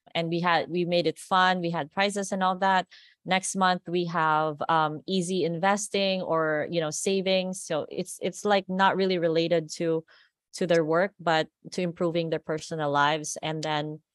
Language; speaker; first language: English; non-native, local second language; Filipino